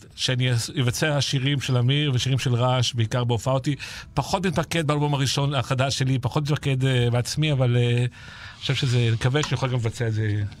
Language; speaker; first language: Hebrew; native; Hebrew